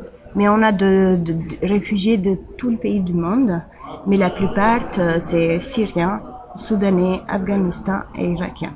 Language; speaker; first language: French; non-native, fluent; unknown